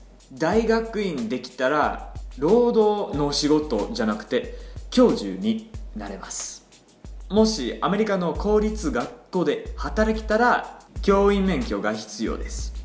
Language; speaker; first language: Japanese; non-native, fluent; English